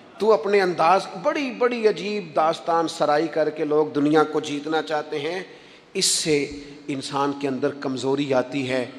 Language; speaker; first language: Urdu; non-native, local second language; Punjabi